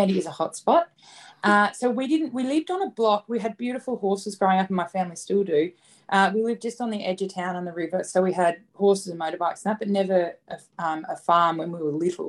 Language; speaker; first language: English; native; English